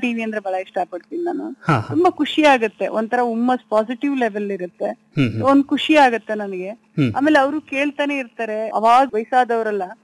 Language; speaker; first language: Kannada; native; Kannada